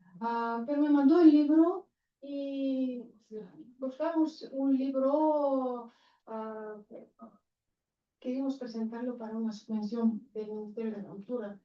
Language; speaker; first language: Spanish; non-native, fluent; Bulgarian